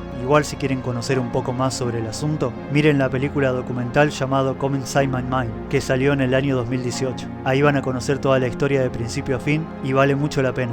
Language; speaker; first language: Spanish; native; Spanish